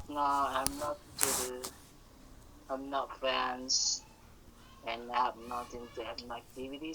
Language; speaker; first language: English; non-native, learner; Indonesian